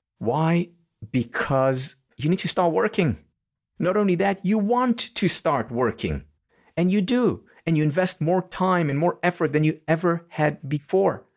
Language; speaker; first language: English; non-native, fluent; Hebrew